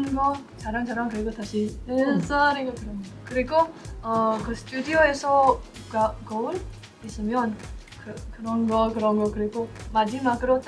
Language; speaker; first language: Korean; non-native, learner; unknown